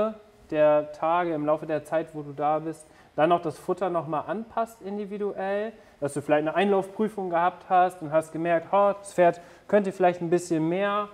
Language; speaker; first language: German; native; German